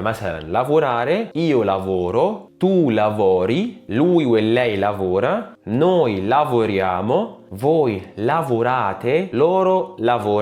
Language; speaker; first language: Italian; non-native, fluent; Arabic